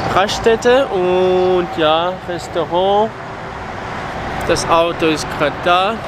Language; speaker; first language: German; non-native, fluent; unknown